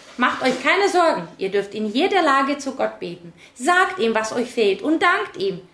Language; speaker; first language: German; early bilingual, other home language; Czech